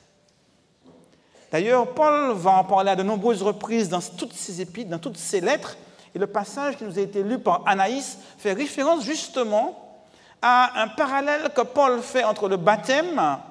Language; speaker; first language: French; native; French